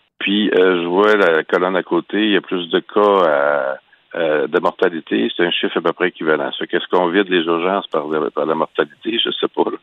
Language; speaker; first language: French; native; French